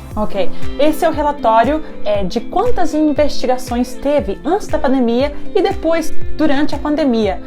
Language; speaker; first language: Portuguese; early bilingual, heritage; Japanese